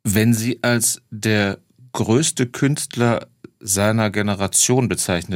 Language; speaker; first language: German; native; German